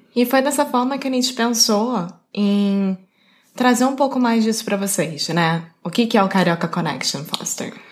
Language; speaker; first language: Portuguese; native; Portuguese